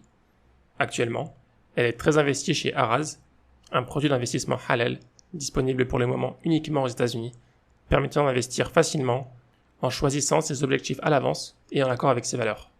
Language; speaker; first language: French; native; French